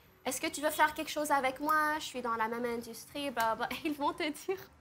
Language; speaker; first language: French; early bilingual, heritage; French